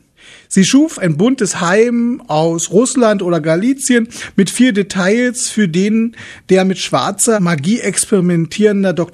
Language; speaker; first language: German; native; German